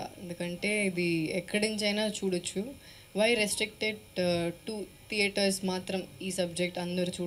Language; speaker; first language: Telugu; non-native, fluent; Malayalam